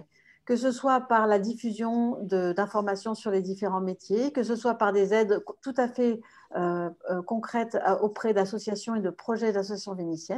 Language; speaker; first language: French; native; French